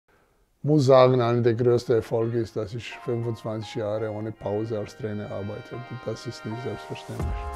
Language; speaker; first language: German; non-native, fluent; Serbian